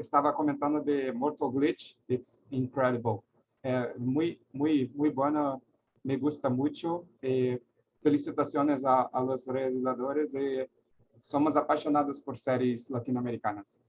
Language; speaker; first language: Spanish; non-native, learner; Portuguese